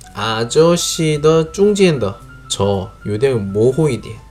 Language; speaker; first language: Chinese; non-native, learner; Korean